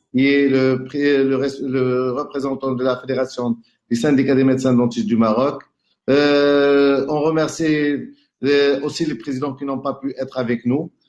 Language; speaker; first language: French; non-native, local second language; Arabic